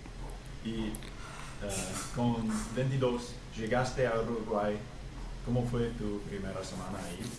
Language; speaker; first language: Spanish; non-native, fluent; English